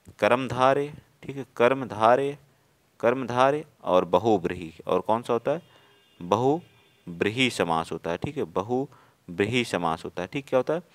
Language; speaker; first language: Hindi; native; Hindi